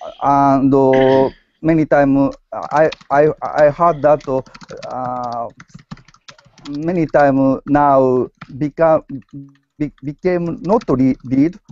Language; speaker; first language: English; non-native, learner; Japanese